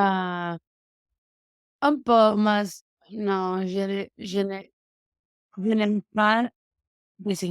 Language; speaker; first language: French; non-native, learner; English